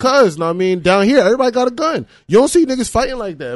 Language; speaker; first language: English; native; English